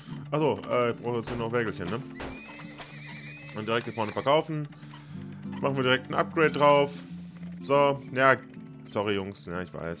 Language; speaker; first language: German; native; German